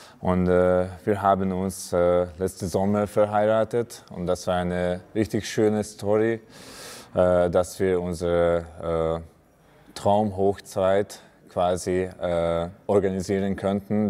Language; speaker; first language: German; non-native, fluent; Hungarian